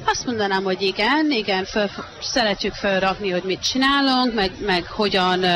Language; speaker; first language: Hungarian; early bilingual, heritage; Hungarian